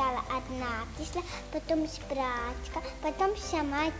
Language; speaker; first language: Russian; non-native, learner; Tajik